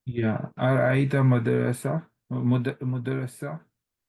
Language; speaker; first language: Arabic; non-native, learner; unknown